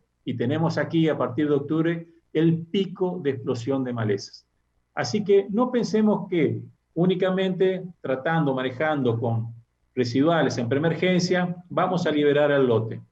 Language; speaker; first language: Spanish; native; Spanish